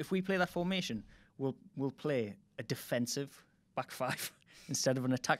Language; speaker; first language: English; native; English